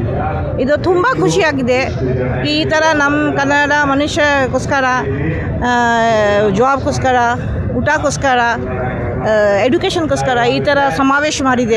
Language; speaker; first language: Kannada; non-native, local second language; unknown